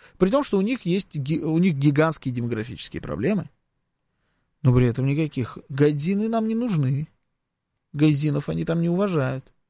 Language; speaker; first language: Russian; native; Russian